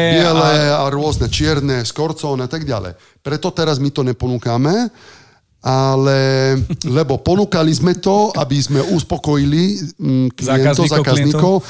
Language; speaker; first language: Slovak; non-native, fluent; Italian